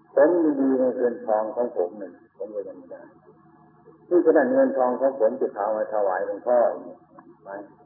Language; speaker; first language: Thai; native; Thai